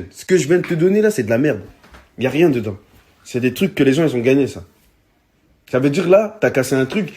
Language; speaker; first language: French; native; French